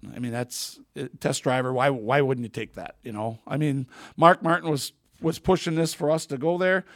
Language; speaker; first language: English; native; English